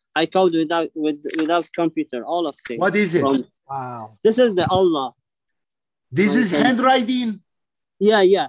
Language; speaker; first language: English; non-native, learner; Persian